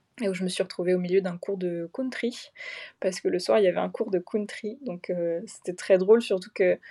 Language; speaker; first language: French; native; French